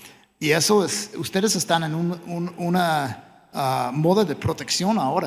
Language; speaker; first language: Spanish; non-native, fluent; English